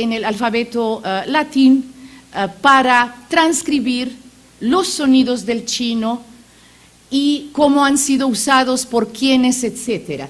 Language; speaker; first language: Spanish; non-native, fluent; Macedonian